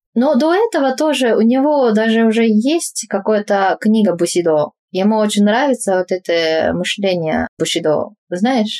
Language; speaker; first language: Russian; non-native, fluent; Japanese